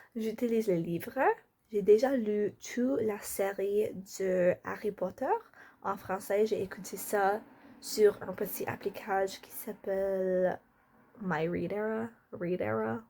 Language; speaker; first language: French; non-native, learner; English